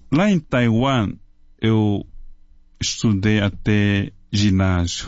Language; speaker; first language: Portuguese; non-native, fluent; Chinese